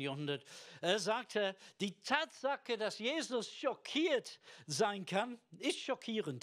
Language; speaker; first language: German; non-native, fluent; English